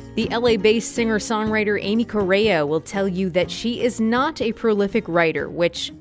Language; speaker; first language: English; native; English